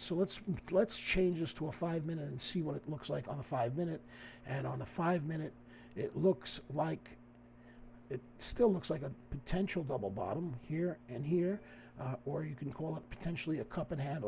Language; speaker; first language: English; native; English